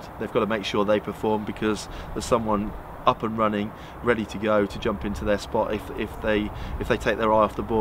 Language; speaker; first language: English; native; English